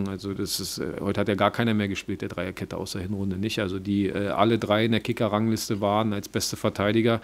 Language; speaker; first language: German; native; German